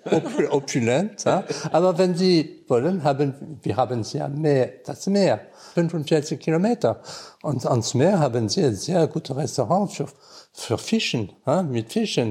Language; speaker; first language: German; non-native, learner; French